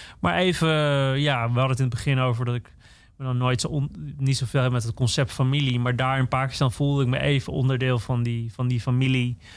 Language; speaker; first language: Dutch; native; Dutch